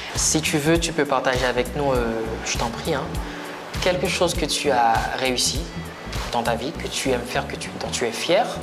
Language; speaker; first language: French; non-native, local second language; Haitian Creole